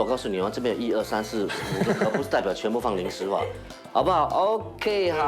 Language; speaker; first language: Chinese; native; Chinese